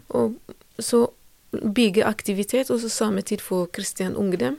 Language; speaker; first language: Norwegian; non-native, learner; Tigrinya